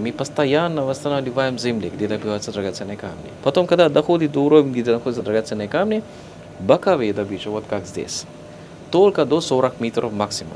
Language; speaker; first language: Russian; non-native, fluent; Sinhala